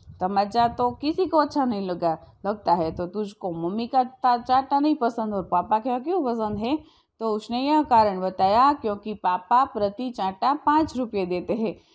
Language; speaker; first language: Hindi; non-native, local second language; Gujarati